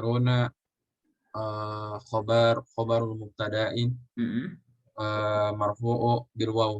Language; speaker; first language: Arabic; non-native, learner; Indonesian